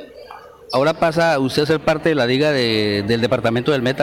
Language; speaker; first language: Spanish; native; Spanish